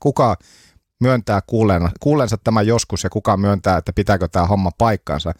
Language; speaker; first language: Finnish; native; Finnish